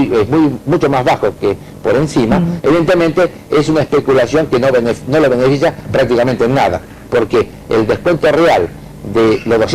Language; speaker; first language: Spanish; native; Spanish